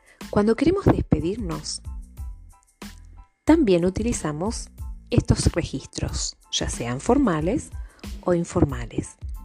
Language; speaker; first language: Spanish; native; Spanish